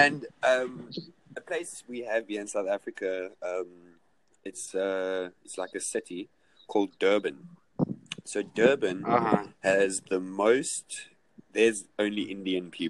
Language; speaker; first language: English; non-native, local second language; Afrikaans